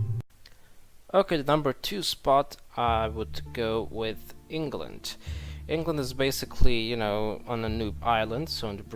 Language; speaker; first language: English; non-native, fluent; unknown